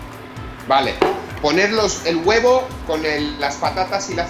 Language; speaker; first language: Spanish; non-native, fluent; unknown